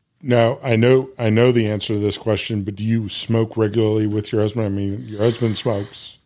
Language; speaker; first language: English; native; English